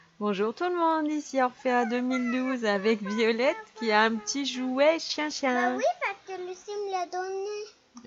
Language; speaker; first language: French; native; French